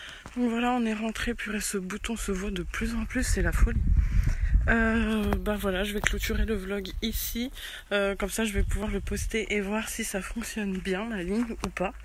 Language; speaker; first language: French; native; French